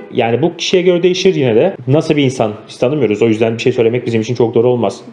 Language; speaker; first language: Turkish; native; Turkish